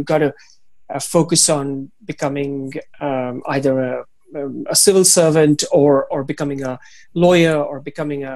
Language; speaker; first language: English; non-native, local second language; Hindi